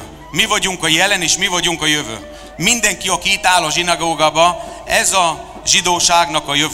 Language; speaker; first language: Hungarian; non-native, fluent; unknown